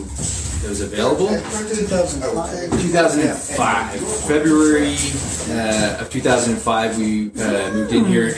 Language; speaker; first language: English; native; English